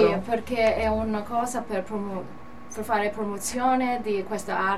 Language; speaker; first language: Italian; non-native, learner; Cantonese